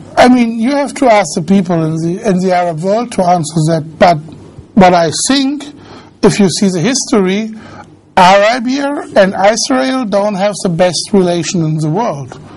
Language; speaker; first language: English; non-native, fluent; German